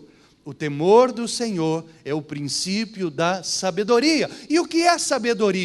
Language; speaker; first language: Portuguese; native; Portuguese